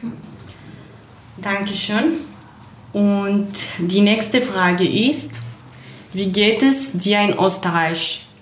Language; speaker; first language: German; non-native, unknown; Kurdish